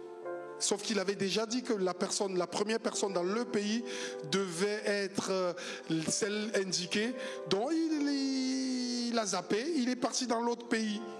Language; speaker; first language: French; native; French